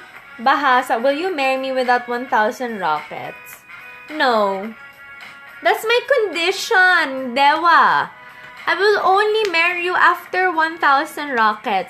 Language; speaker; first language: English; non-native, local second language; Filipino